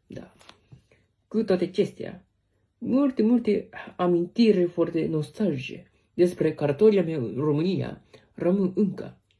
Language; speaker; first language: Romanian; non-native, learner; Japanese